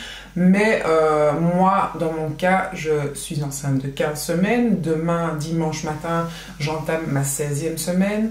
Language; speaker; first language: French; native; French